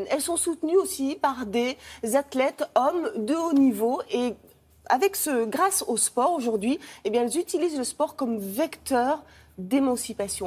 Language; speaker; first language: French; native; French